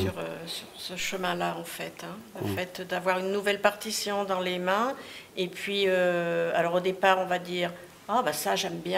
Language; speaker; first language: French; native; French